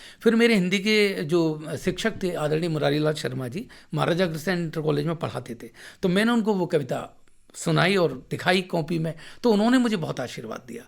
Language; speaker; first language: Hindi; native; Hindi